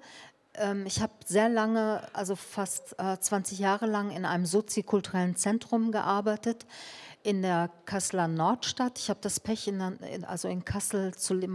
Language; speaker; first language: German; early bilingual, other home language; Turkish